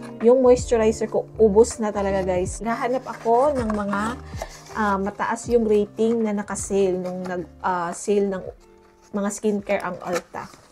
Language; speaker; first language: Filipino; non-native, local second language; Cebuano